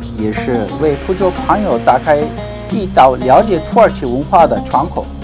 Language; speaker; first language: Chinese; non-native, fluent; Turkish